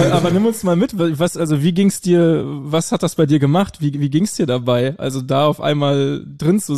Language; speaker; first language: German; native; German